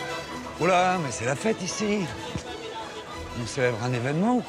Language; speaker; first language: French; native; French